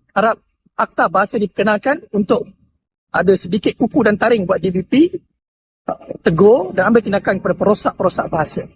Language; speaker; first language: Malay; native; Malay